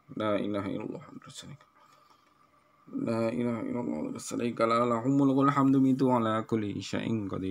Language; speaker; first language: Arabic; non-native, learner; Indonesian